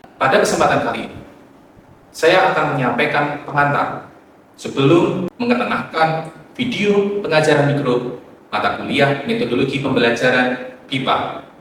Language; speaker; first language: Indonesian; native; Indonesian